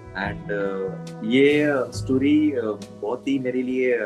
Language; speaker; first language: Hindi; non-native, local second language; Marathi